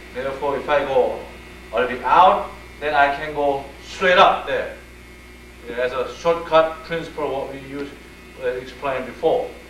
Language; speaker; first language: English; non-native, fluent; Korean